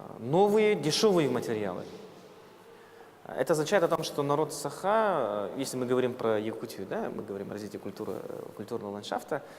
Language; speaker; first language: Russian; non-native, local second language; Yakut